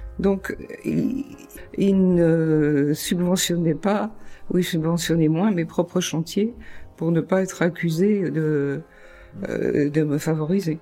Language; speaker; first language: French; native; French